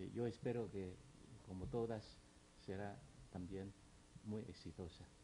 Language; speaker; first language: Spanish; non-native, fluent; Chinese